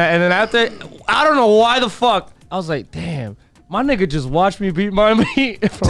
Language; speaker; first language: English; early bilingual, other home language; Spanish